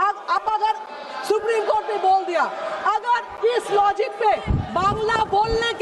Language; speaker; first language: Hindi; non-native, local second language; Bangla